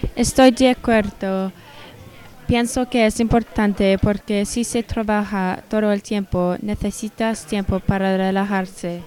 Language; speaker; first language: Spanish; non-native, learner; English